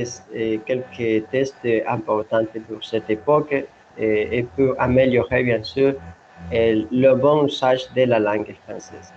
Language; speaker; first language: French; non-native, learner; Spanish